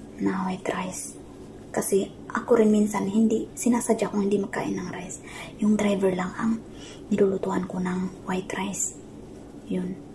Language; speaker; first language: Filipino; non-native, local second language; Cebuano